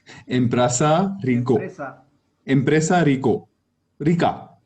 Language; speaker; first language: Spanish; non-native, learner; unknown